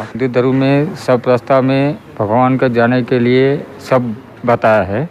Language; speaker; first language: Hindi; non-native, local second language; Tamil